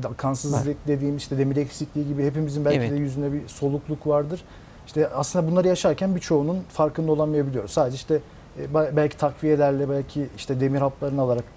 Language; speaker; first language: Turkish; native; Turkish